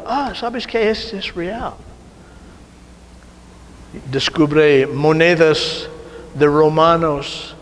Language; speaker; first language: Spanish; non-native, learner; English